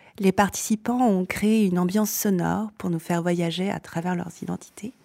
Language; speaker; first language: French; native; French